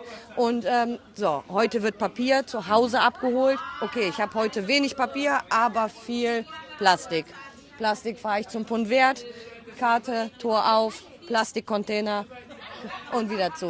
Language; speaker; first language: German; native; German